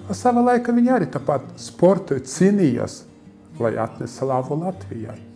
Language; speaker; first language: Latvian; non-native, local second language; Russian